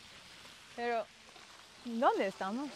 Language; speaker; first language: Spanish; non-native, learner; Danish